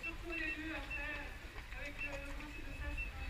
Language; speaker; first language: French; non-native, learner; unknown